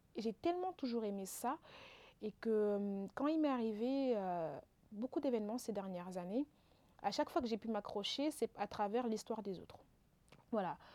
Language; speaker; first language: French; non-native, local second language; Wolof